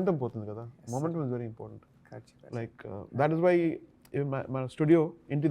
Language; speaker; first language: Telugu; non-native, learner; Tamil